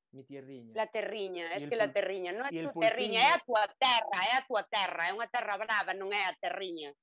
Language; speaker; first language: Spanish; non-native, local second language; Galician